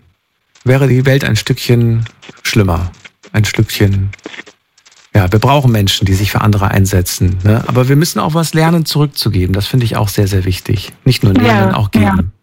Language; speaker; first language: German; native; German